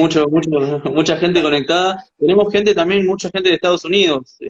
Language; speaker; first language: Spanish; native; Spanish